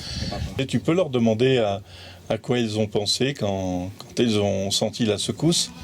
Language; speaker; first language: French; native; French